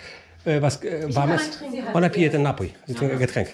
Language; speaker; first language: Polish; non-native, learner; German